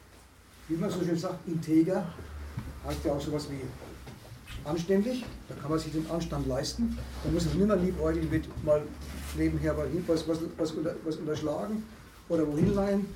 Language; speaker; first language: German; native; German